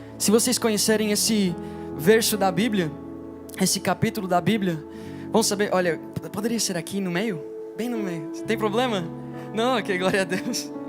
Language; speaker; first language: Portuguese; non-native, fluent; English